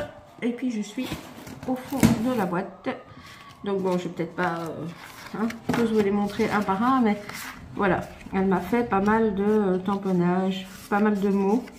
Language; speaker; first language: French; native; French